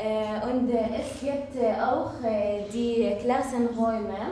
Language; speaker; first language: German; non-native, learner; Arabic